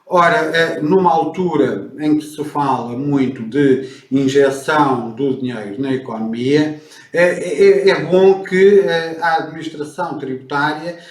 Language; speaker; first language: Portuguese; native; Portuguese